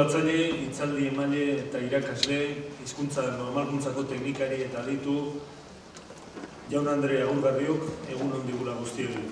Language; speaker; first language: Basque; native; Basque